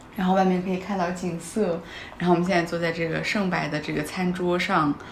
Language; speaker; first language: Chinese; non-native, local second language; Kazakh